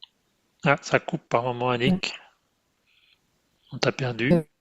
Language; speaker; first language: French; native; French